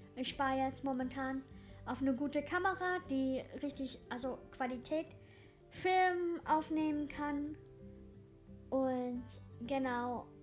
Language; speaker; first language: German; non-native, local second language; English